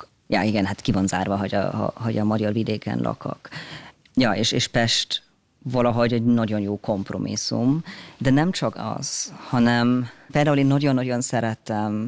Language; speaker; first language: Hungarian; non-native, fluent; German